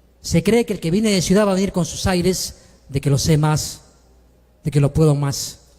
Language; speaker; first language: Spanish; native; Spanish